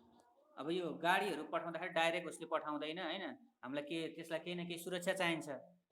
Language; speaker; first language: Nepali; native; Nepali